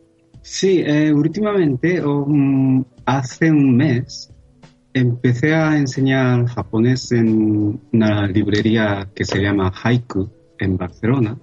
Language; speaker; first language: Spanish; non-native, learner; Japanese